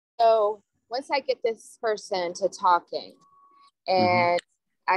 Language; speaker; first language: English; native; English